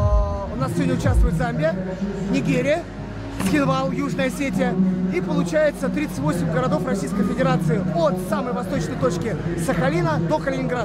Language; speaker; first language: Russian; native; Russian